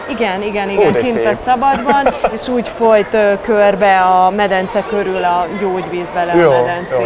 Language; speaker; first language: Hungarian; native; Hungarian